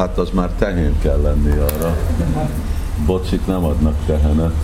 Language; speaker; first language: Hungarian; early bilingual, heritage; Hungarian